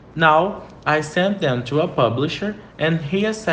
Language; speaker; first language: English; non-native, fluent; Portuguese